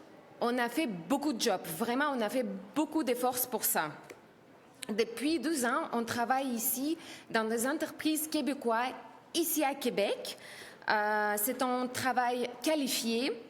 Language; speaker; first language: French; non-native, learner; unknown